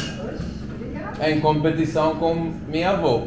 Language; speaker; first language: Portuguese; non-native, learner; English